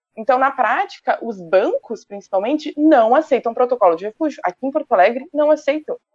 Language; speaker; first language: Portuguese; native; Portuguese